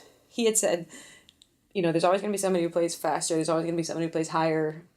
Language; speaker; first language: English; native; English